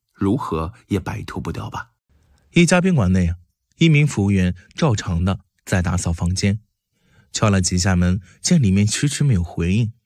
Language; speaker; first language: Chinese; native; Chinese